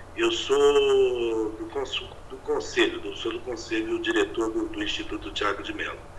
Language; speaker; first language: Portuguese; native; Portuguese